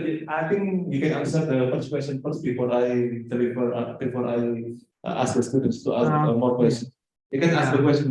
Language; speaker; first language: English; non-native, fluent; Indonesian